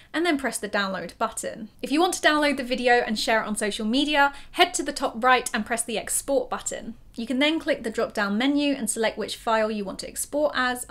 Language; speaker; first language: English; native; English